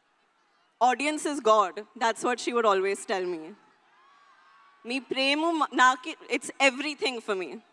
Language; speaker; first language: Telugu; non-native, local second language; Hindi